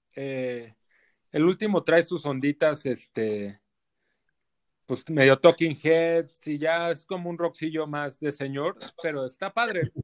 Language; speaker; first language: Spanish; native; Spanish